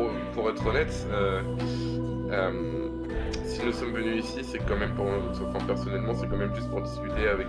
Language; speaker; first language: French; native; French